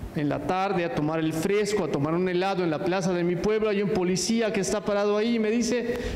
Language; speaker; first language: Spanish; native; Spanish